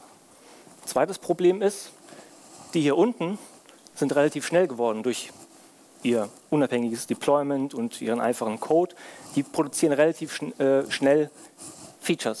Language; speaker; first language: German; native; German